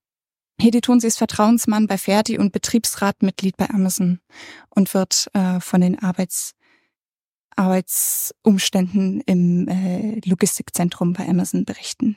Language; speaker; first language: German; native; German